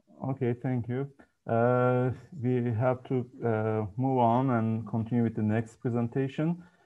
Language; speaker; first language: English; non-native, fluent; Turkish